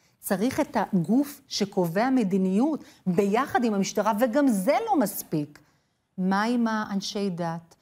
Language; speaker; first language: Hebrew; non-native, fluent; English